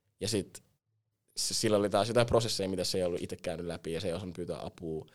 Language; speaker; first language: Finnish; early bilingual, other home language; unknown